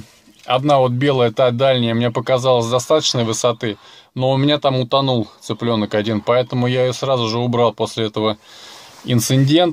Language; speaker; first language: Russian; native; Russian